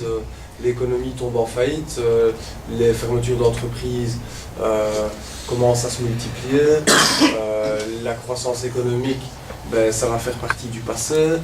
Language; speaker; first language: French; native; French